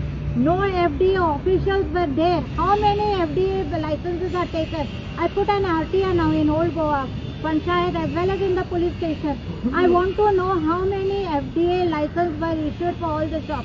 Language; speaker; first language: English; non-native, local second language; Hindi